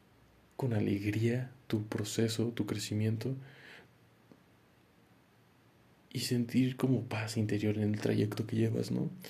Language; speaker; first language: Spanish; native; Spanish